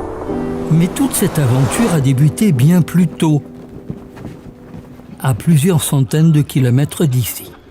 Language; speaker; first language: French; native; French